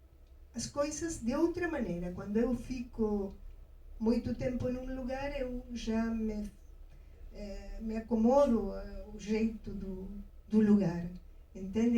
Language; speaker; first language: Portuguese; non-native, fluent; Spanish